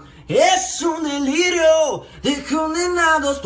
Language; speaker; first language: Spanish; non-native, fluent; Italian